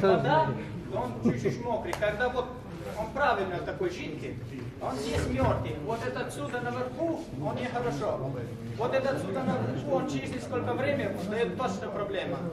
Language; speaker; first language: Russian; non-native, learner; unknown